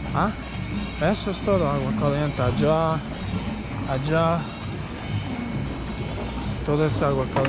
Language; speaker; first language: Spanish; non-native, learner; Croatian